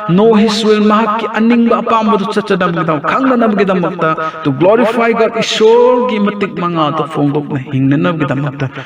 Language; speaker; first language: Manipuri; non-native, local second language; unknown